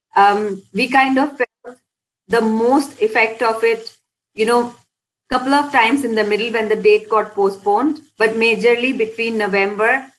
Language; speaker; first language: English; non-native, local second language; Hindi